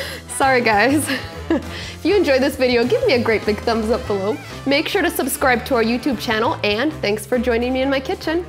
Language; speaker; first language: English; native; English